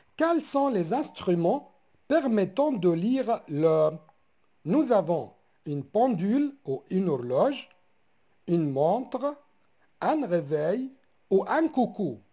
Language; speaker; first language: French; non-native, local second language; Arabic